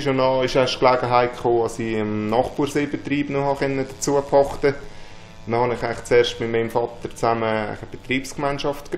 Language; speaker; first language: German; native; German